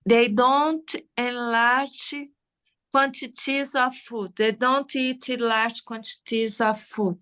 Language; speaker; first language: English; non-native, learner; Portuguese